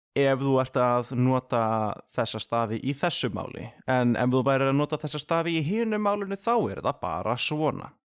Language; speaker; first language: Icelandic; native; Icelandic